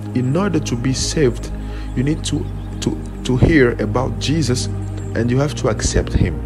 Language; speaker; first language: English; non-native, fluent; French